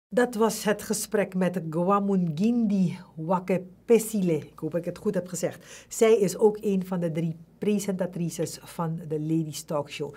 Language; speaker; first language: Dutch; native; Dutch